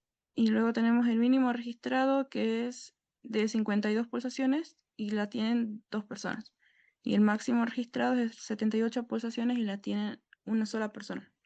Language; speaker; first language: Spanish; native; Spanish